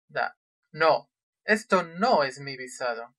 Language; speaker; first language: Spanish; non-native, fluent; Russian